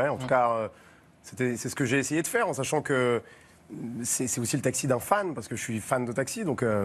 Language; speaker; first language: French; native; French